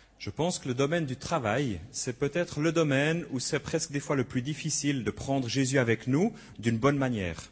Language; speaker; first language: French; native; French